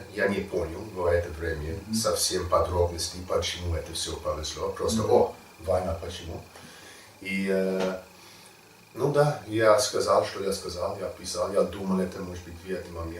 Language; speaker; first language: Russian; non-native, learner; English